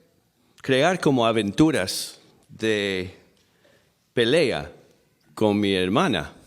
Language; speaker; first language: Spanish; non-native, fluent; English